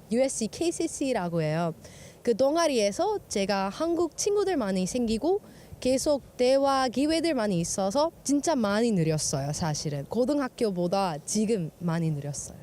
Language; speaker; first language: Korean; non-native, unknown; English